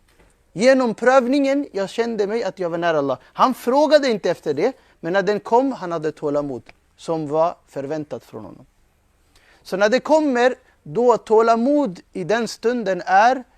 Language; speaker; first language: Swedish; non-native, fluent; Urdu